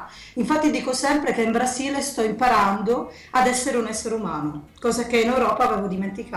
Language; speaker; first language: Italian; native; Italian